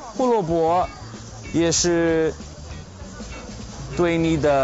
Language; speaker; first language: Chinese; non-native, fluent; English